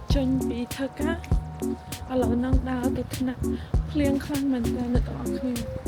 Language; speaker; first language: Khmer; early bilingual, heritage; Khmer